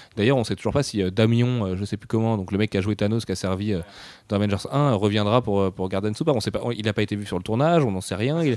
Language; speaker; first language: French; native; French